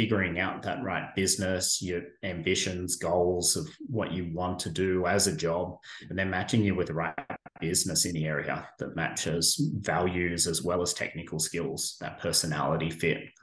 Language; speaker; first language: English; native; English